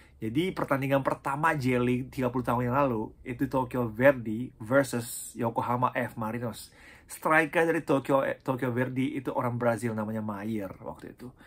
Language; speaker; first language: Indonesian; non-native, fluent; Japanese